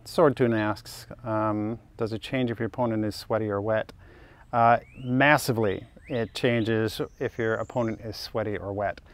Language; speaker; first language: English; native; English